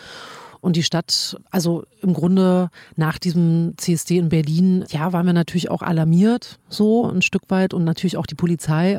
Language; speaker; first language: German; native; German